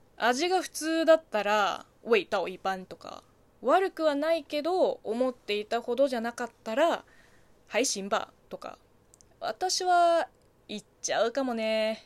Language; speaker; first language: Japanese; non-native, fluent; Chinese